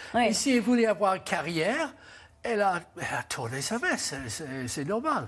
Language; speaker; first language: French; non-native, fluent; English